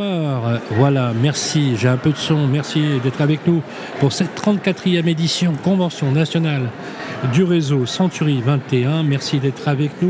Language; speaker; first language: French; native; French